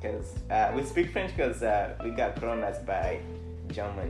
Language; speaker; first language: English; early bilingual, other home language; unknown